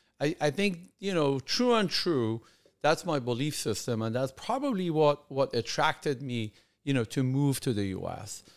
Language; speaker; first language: English; non-native, fluent; Persian